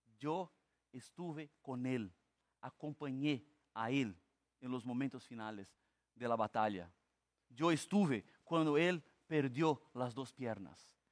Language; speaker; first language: Spanish; non-native, fluent; Portuguese